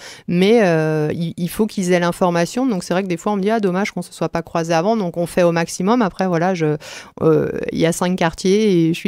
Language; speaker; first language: French; native; French